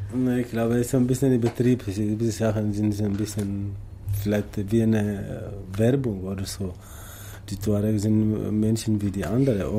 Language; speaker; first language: German; non-native, learner; Tamasheq